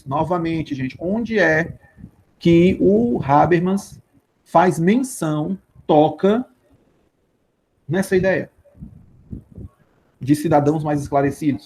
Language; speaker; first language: Portuguese; native; Portuguese